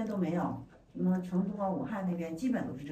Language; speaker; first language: Chinese; native; Chinese